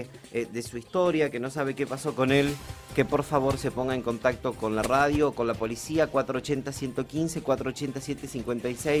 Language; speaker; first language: Spanish; native; Spanish